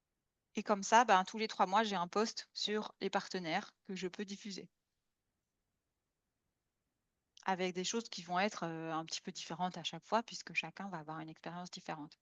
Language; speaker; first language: French; native; French